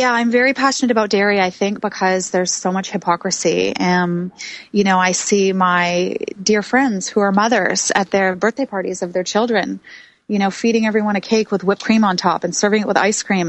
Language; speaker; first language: English; native; English